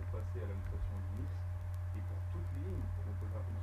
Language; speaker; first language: French; native; French